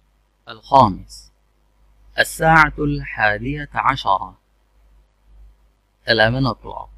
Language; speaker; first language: Arabic; non-native, fluent; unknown